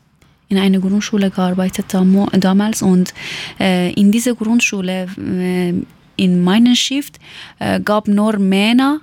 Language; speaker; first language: German; non-native, learner; Persian